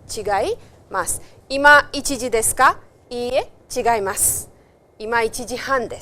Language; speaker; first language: Japanese; non-native, fluent; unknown